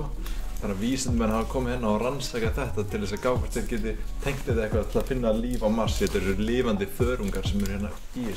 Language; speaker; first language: Icelandic; native; Icelandic